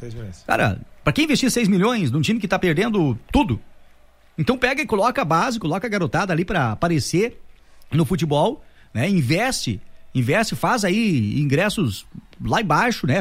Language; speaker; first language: Portuguese; native; Portuguese